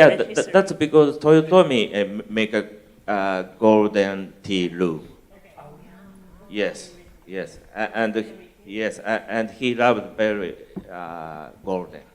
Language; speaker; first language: English; non-native, learner; Japanese